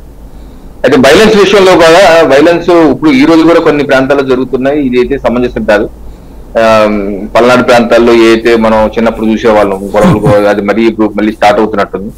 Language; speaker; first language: Telugu; native; Telugu